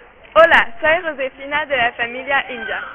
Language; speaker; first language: Spanish; non-native, learner; French